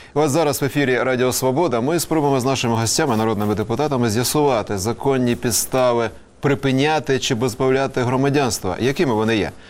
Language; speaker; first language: Ukrainian; native; Ukrainian